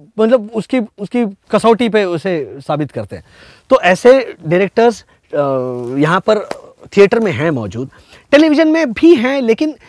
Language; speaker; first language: Hindi; non-native, local second language; Marathi